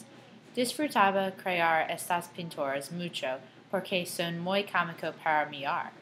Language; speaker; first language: Spanish; non-native, learner; English